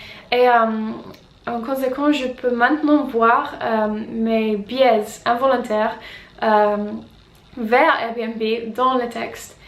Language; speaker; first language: French; non-native, fluent; English